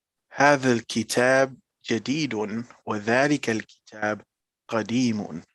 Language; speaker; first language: Arabic; non-native, learner; English